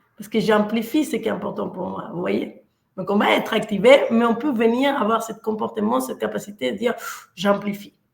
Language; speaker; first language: French; non-native, fluent; Spanish